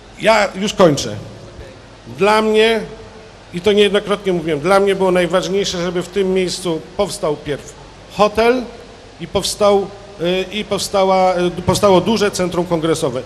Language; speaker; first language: Polish; native; Polish